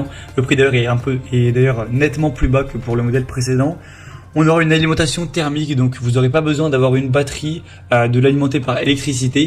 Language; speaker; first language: French; native; French